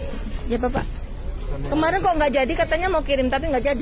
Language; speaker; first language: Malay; non-native, local second language; Javanese